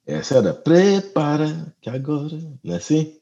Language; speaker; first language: Portuguese; native; Portuguese